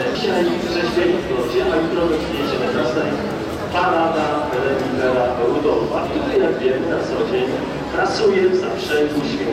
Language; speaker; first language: Polish; native; Polish